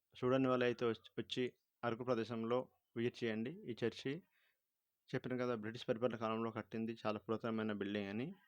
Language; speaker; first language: Telugu; non-native, local second language; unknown